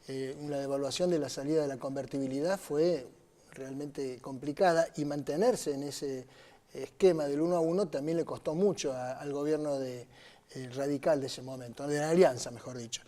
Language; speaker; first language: Spanish; native; Spanish